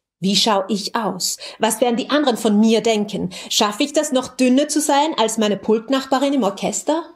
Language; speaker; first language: German; native; German